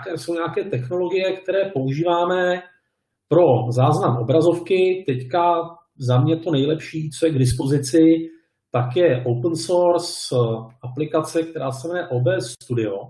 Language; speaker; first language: Czech; native; Czech